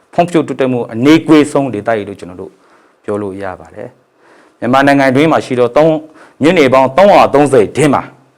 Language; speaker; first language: Burmese; non-native, local second language; Hakha Chin